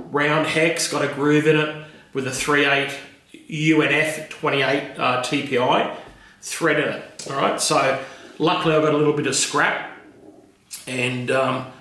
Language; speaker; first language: English; native; English